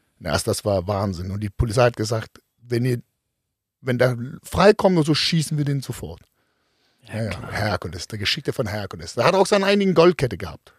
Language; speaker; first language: German; non-native, fluent; Danish